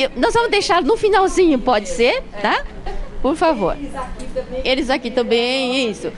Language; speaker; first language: Portuguese; native; Portuguese